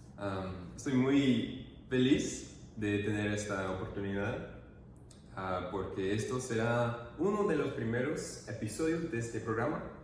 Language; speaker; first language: Spanish; non-native, fluent; English